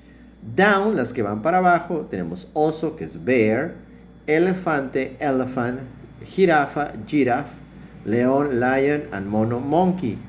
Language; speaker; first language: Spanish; native; Spanish